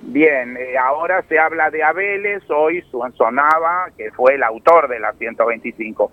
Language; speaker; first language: Spanish; native; Spanish